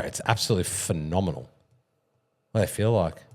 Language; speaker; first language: English; native; English